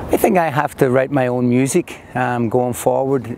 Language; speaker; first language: English; native; English